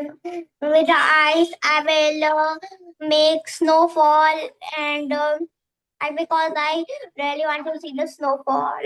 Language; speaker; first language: English; non-native, fluent; Hindi